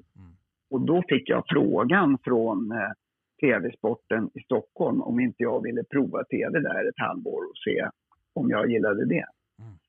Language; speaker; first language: Swedish; native; Swedish